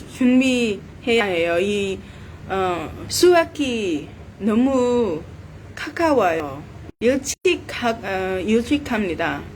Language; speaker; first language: Korean; non-native, learner; Vietnamese